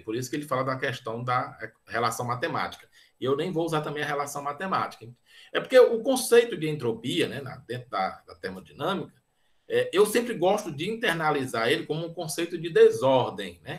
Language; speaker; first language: Portuguese; native; Portuguese